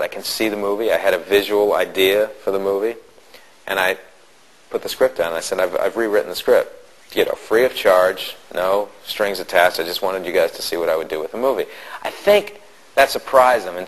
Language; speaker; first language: English; native; English